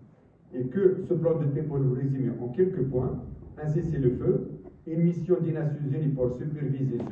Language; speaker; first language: French; non-native, fluent; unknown